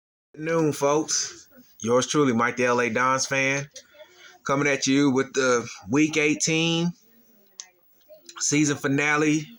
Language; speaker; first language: English; native; English